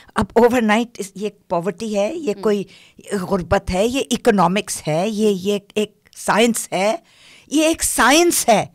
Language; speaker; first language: Urdu; non-native, local second language; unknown